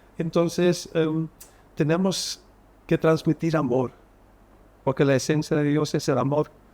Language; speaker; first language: Spanish; early bilingual, heritage; Spanish